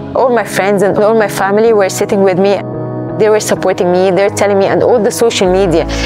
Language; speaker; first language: English; non-native, fluent; Arabic